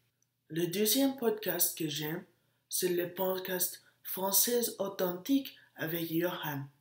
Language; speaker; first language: French; non-native, learner; English